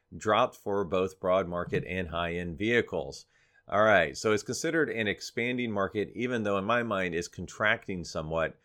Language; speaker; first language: English; native; English